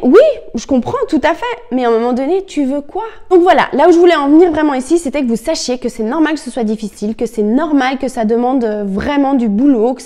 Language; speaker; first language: French; native; French